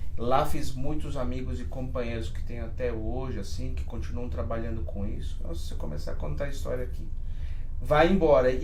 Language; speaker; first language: Portuguese; early bilingual, other home language; Spanish